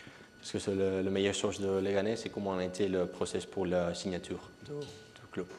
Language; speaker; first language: French; non-native, learner; Spanish